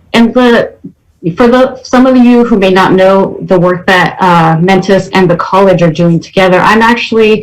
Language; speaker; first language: English; native; English